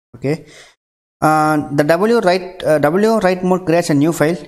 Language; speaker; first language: English; non-native, local second language; Tamil